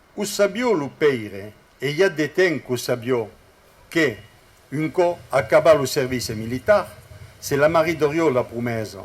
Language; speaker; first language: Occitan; native; Occitan